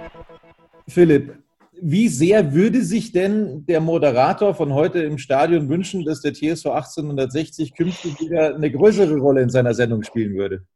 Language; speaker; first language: German; native; German